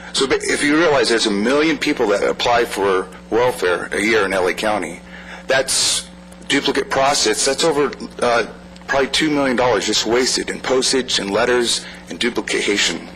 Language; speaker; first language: English; native; English